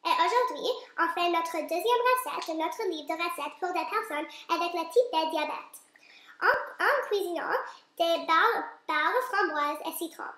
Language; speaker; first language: French; non-native, local second language; English